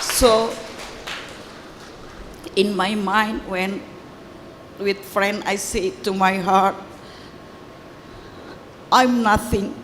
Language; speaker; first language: English; non-native, learner; Indonesian